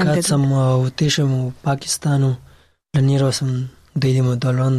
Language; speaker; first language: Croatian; non-native, learner; Pashto